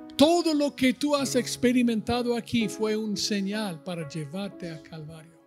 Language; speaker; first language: Spanish; non-native, fluent; English